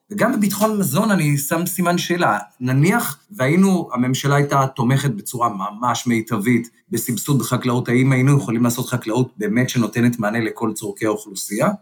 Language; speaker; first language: Hebrew; native; Hebrew